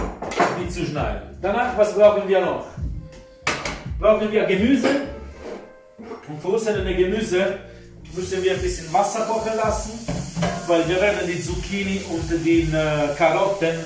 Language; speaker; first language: German; non-native, fluent; Italian